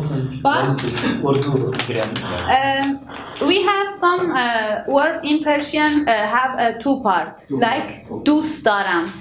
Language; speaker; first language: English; non-native, learner; Persian